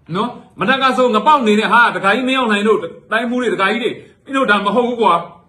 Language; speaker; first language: Burmese; native; Burmese